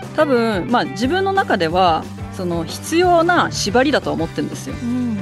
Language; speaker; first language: Japanese; native; Japanese